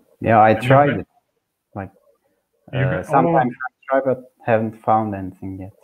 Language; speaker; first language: English; non-native, learner; Turkish